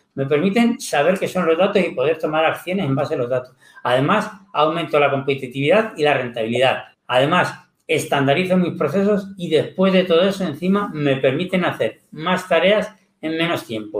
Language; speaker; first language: Spanish; native; Spanish